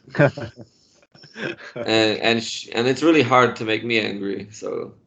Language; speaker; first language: English; non-native, fluent; Polish